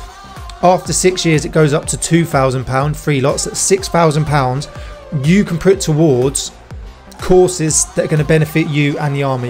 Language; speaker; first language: English; native; English